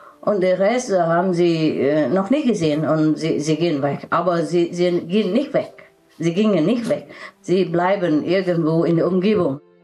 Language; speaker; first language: German; non-native, learner; Vietnamese